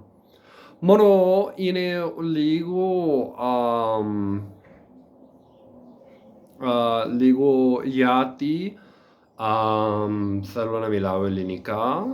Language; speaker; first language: Greek; non-native, learner; English